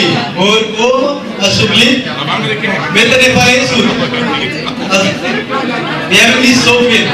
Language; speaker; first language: Dutch; non-native, learner; Nepali